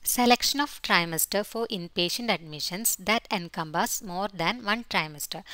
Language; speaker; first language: English; non-native, local second language; Malayalam